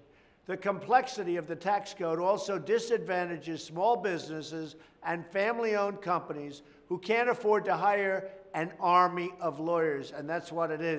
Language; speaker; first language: English; native; English